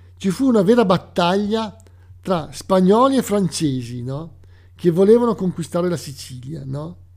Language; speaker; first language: Italian; native; Italian